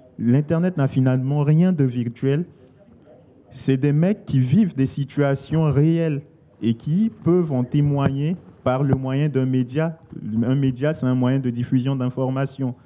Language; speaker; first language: French; non-native, local second language; Sango